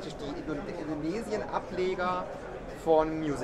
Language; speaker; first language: German; native; German